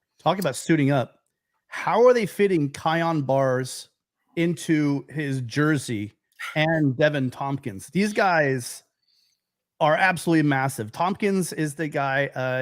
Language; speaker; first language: English; native; English